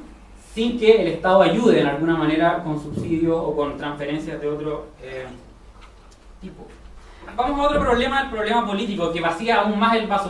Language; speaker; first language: Spanish; native; Spanish